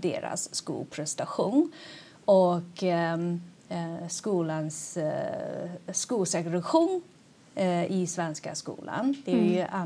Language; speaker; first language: Swedish; non-native, fluent; Chinese